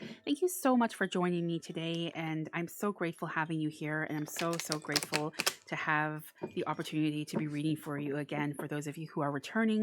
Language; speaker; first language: English; native; English